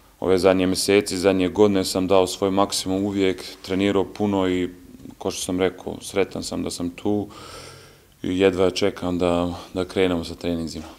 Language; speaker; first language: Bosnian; early bilingual, heritage; Bosnian